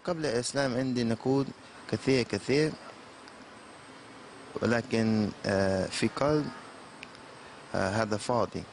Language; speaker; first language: Arabic; non-native, learner; English